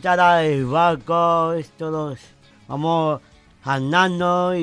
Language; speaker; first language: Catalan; non-native, local second language; Spanish